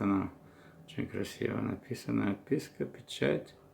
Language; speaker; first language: Russian; non-native, local second language; Chechen